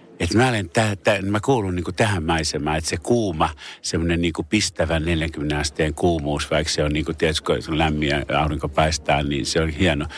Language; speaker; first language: Finnish; native; Finnish